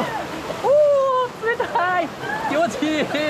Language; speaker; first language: Japanese; native; Japanese